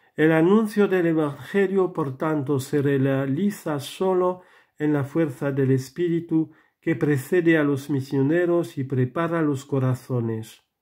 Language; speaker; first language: Spanish; non-native, fluent; French